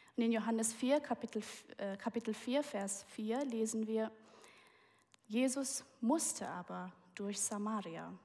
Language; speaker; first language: German; early bilingual, heritage; German